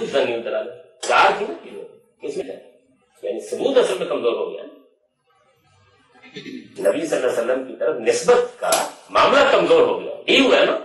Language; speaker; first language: Urdu; non-native, local second language; Punjabi